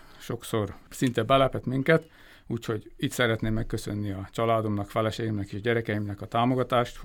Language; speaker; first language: Hungarian; native; Hungarian